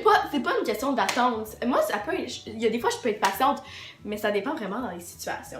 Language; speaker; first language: French; native; French